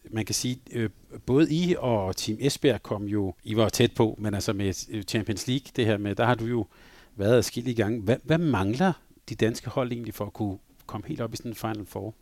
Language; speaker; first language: Danish; native; Danish